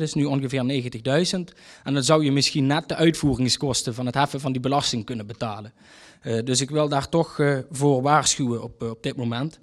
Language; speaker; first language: Dutch; native; Dutch